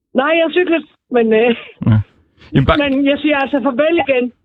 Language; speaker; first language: Danish; non-native, fluent; Serbian